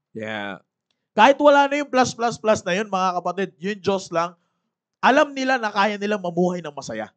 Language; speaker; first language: Filipino; native; Filipino